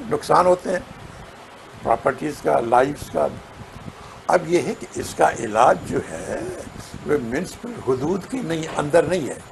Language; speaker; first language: Urdu; non-native, local second language; Sindhi